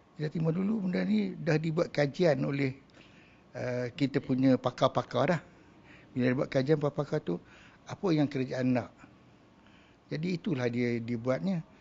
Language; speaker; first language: Malay; native; Malay